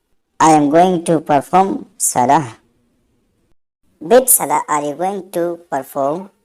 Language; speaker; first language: English; non-native, learner; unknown